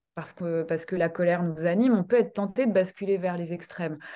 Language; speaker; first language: French; early bilingual, other home language; Kinyarwanda